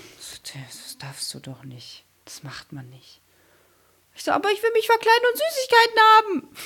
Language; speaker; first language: German; early bilingual, other home language; Russian